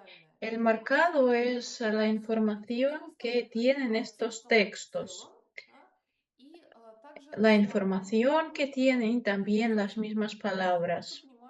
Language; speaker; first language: Spanish; non-native, fluent; Russian